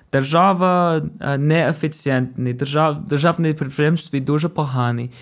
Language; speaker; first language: Ukrainian; non-native, fluent; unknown